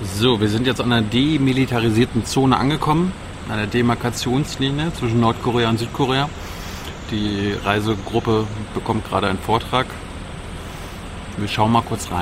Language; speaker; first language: German; native; German